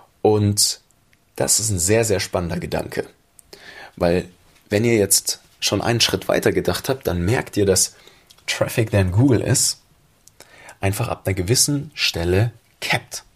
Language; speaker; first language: German; native; German